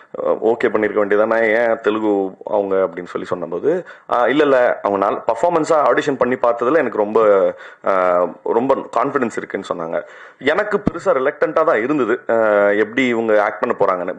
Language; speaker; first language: Tamil; native; Tamil